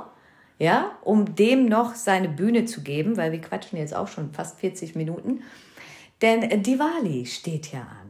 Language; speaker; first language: German; early bilingual, other home language; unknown